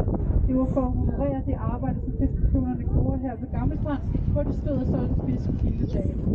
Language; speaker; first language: Danish; native; Danish